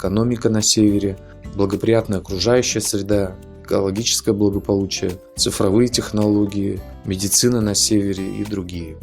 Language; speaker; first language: Russian; non-native, local second language; Yakut